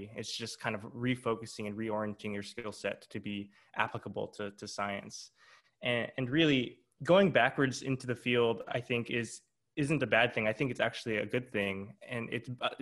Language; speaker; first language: English; native; English